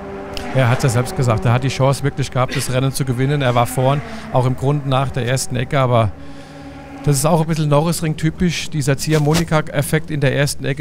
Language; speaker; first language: German; native; German